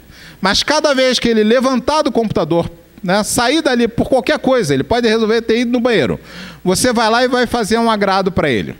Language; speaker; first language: Portuguese; native; Portuguese